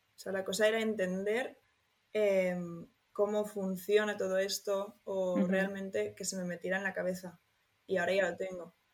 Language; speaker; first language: Spanish; native; Spanish